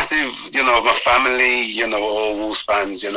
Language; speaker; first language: English; native; English